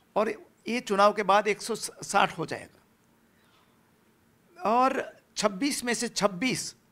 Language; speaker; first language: Hindi; non-native, local second language; Gujarati